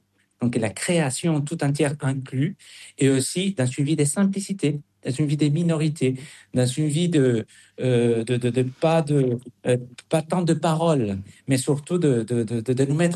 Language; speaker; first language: French; non-native, fluent; Spanish